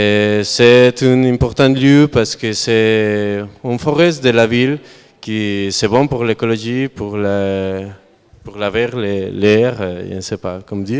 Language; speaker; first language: French; non-native, learner; Spanish